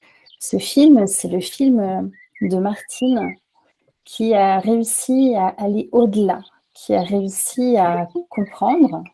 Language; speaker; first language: French; native; French